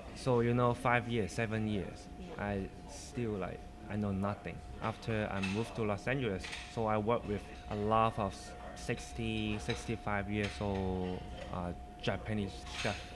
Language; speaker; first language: English; non-native, local second language; Cantonese